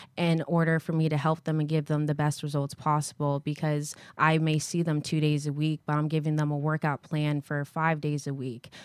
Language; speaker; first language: English; native; English